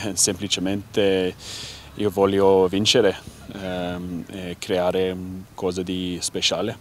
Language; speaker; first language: Italian; non-native, learner; English